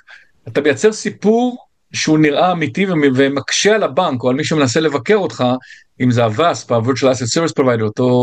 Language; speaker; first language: Hebrew; native; Hebrew